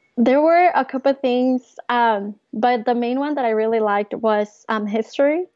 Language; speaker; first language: English; early bilingual, other home language; Spanish